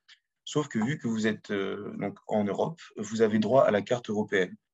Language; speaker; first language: French; native; French